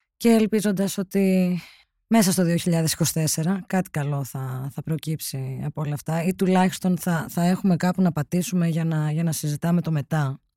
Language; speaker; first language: Greek; native; Greek